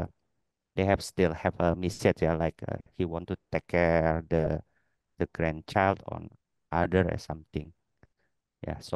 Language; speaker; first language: English; non-native, learner; Indonesian